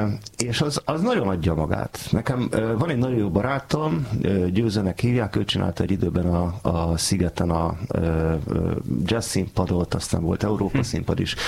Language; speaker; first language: Hungarian; native; Hungarian